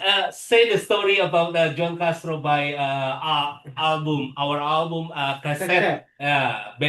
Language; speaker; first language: English; non-native, learner; Indonesian